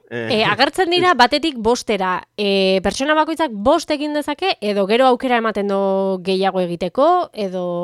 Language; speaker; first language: Basque; native; Basque